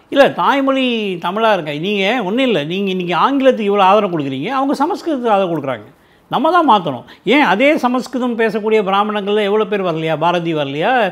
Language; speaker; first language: Tamil; native; Tamil